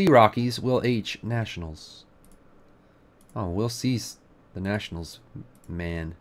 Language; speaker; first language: English; native; English